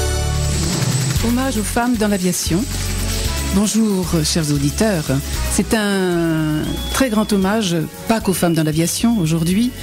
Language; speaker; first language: French; native; French